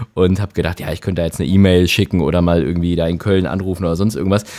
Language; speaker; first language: German; native; German